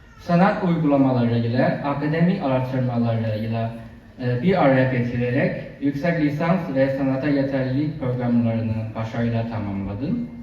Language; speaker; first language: Turkish; non-native, fluent; Chinese